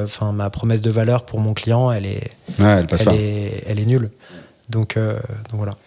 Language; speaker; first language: French; native; French